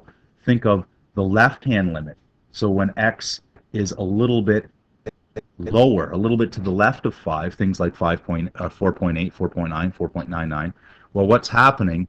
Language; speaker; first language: English; native; English